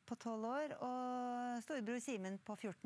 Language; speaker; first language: Norwegian; native; Norwegian